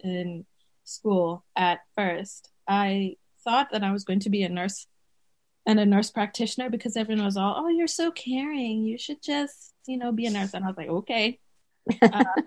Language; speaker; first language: English; native; English